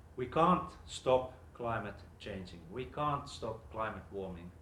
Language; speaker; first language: English; non-native, fluent; Finnish